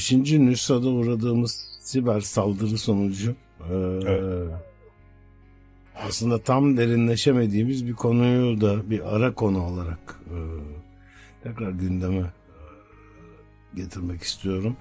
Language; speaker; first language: Turkish; native; Turkish